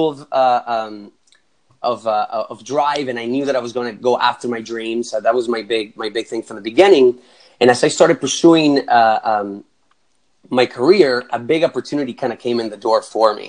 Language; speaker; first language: English; non-native, fluent; Spanish